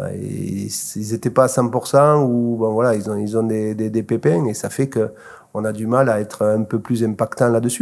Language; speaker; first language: French; native; French